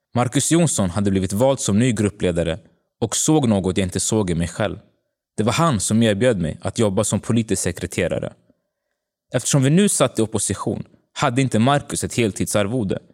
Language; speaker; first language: Swedish; early bilingual, other home language; Tigrinya